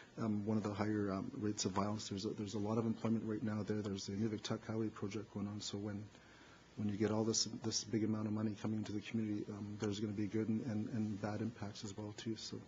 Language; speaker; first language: English; native; English